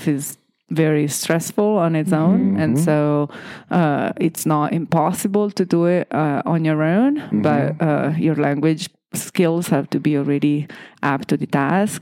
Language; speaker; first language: English; non-native, fluent; Italian